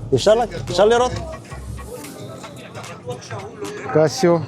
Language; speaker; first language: Hebrew; non-native, fluent; Russian